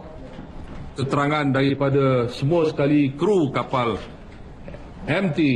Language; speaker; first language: Malay; native; Malay